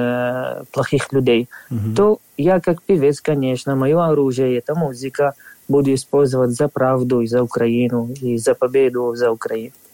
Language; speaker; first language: Russian; non-native, fluent; Arabic